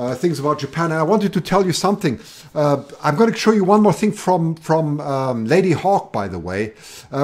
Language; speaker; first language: English; native; English